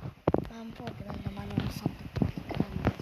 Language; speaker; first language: Italian; early bilingual, other home language; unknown